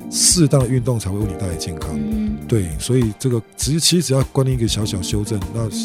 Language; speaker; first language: Chinese; native; Chinese